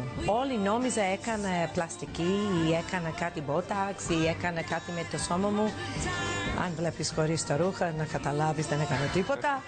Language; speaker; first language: Greek; early bilingual, heritage; English